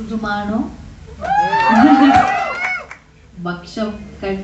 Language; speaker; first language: Malayalam; non-native, learner; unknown